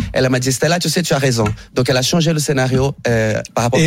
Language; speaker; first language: French; non-native, fluent; Portuguese